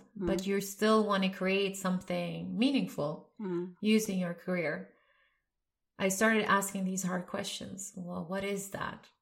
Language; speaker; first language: English; non-native, fluent; Swedish